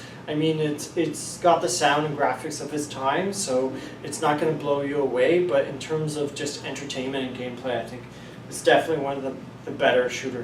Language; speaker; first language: English; native; English